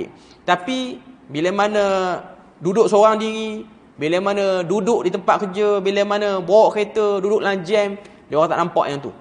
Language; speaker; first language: Malay; native; Malay